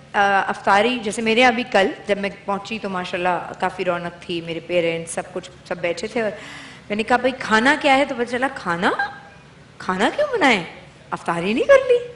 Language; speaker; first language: Urdu; native; Urdu